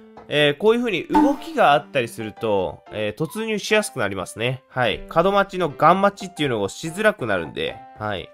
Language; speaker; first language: Japanese; native; Japanese